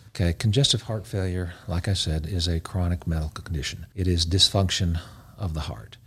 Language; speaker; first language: English; native; English